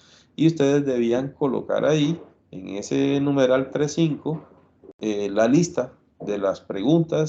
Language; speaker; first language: Spanish; native; Spanish